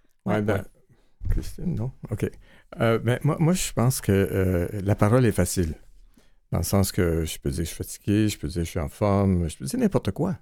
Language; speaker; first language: French; native; French